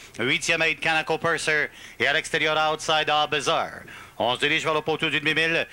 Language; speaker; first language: French; native; French